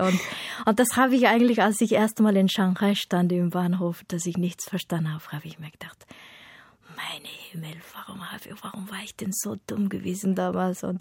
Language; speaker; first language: German; non-native, fluent; Mongolian